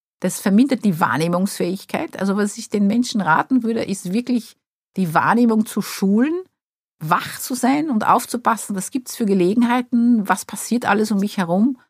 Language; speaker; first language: German; non-native, fluent; Portuguese